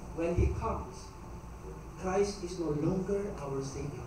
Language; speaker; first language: English; non-native, local second language; Filipino